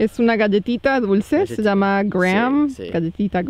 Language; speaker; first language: Spanish; native; Spanish